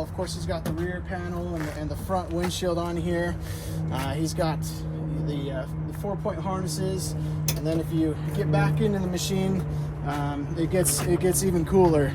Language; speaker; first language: English; native; English